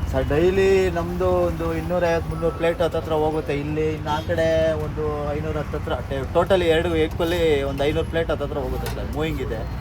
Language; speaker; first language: Kannada; native; Kannada